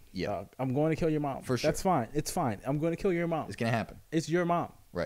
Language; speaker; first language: English; native; English